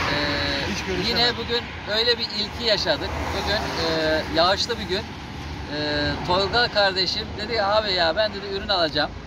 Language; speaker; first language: Turkish; native; Turkish